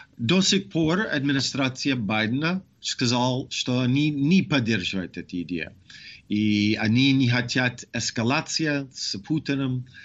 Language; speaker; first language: Russian; non-native, fluent; English